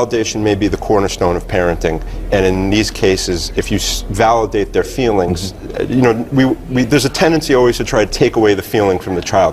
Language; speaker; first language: English; native; English